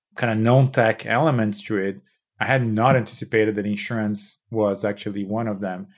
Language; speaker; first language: English; non-native, fluent; Portuguese